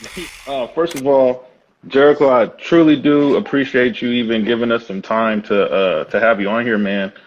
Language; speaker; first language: English; native; English